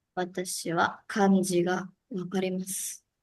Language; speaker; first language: Japanese; non-native, learner; Indonesian